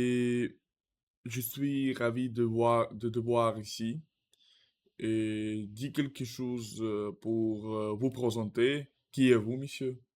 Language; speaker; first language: French; non-native, learner; Russian